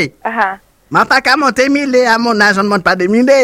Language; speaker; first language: French; native; French